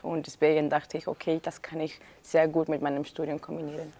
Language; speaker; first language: German; non-native, fluent; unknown